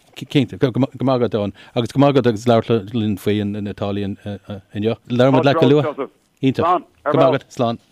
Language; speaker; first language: Irish; non-native, local second language; English